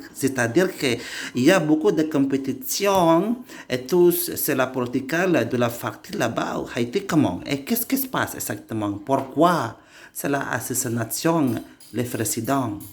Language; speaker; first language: French; non-native, learner; Indonesian